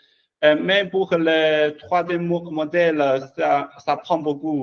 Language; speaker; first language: French; non-native, learner; Chinese